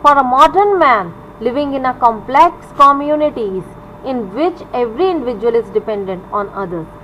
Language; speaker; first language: English; non-native, local second language; Punjabi